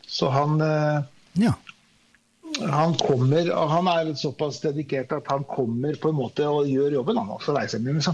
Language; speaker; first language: Norwegian; early bilingual, other home language; Persian